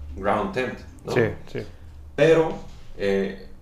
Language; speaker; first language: Spanish; native; Spanish